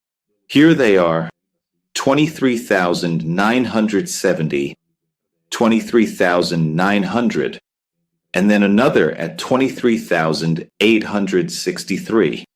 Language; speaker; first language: English; non-native, fluent; Italian